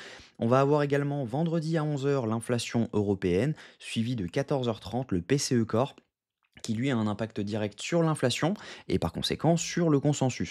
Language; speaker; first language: French; native; French